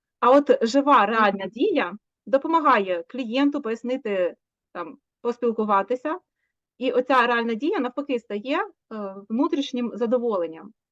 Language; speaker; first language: Ukrainian; native; Ukrainian